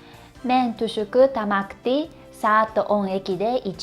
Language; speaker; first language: Kyrgyz; non-native, learner; Japanese